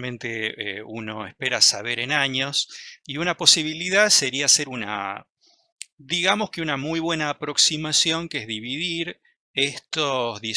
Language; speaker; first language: Spanish; native; Spanish